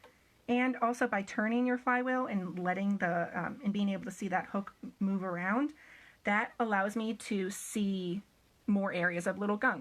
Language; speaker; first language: English; native; English